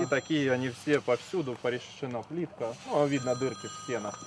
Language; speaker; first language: Russian; native; Russian